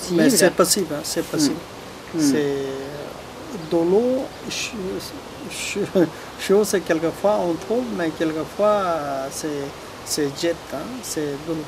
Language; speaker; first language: French; non-native, learner; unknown